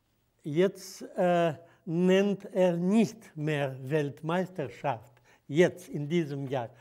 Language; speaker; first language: German; non-native, fluent; Russian